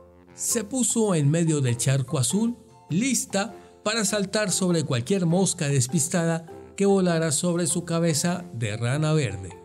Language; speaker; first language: Spanish; native; Spanish